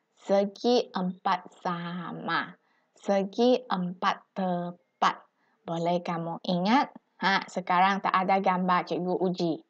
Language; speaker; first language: Malay; non-native, local second language; Chinese